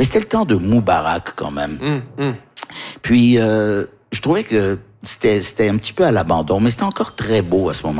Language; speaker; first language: French; early bilingual, heritage; French